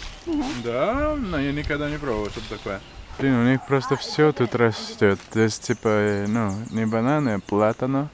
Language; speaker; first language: Russian; non-native, fluent; English